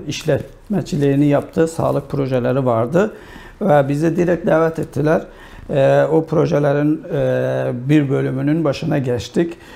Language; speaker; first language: Turkish; non-native, fluent; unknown